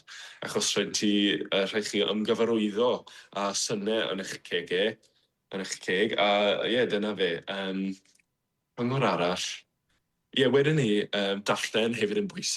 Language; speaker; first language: Welsh; non-native, fluent; English